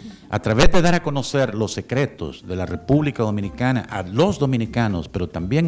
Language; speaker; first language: Spanish; native; Spanish